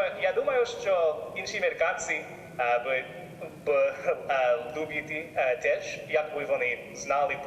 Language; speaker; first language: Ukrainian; non-native, learner; English